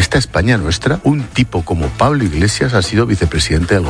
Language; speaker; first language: Spanish; native; Spanish